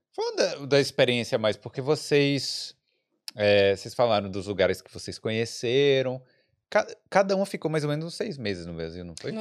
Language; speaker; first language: Portuguese; native; Portuguese